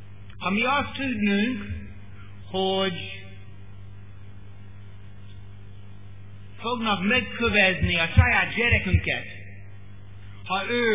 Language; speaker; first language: Hungarian; non-native, learner; English